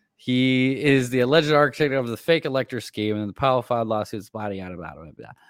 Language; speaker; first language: English; native; English